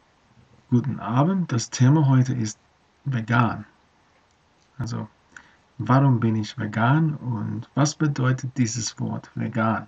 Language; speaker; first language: German; non-native, learner; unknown